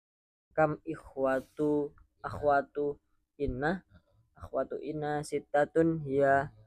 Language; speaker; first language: Arabic; non-native, learner; Indonesian